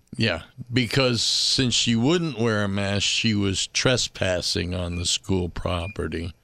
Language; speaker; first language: English; native; English